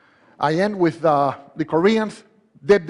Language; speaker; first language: English; non-native, fluent; Spanish